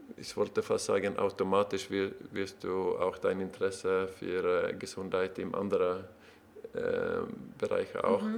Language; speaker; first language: German; non-native, learner; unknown